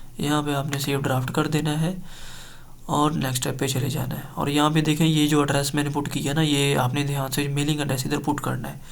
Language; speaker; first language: Urdu; non-native, local second language; Punjabi